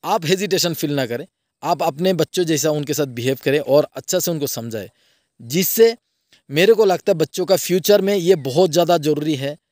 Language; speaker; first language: Hindi; non-native, local second language; Bangla